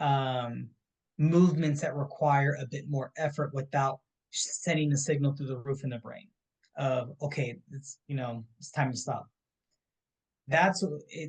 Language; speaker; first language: English; native; English